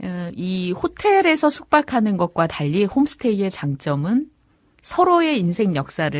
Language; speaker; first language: Korean; native; Korean